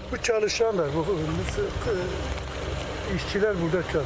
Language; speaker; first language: Turkish; non-native, local second language; Kurdish